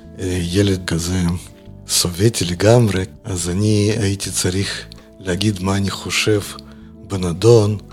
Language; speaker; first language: Hebrew; non-native, fluent; Russian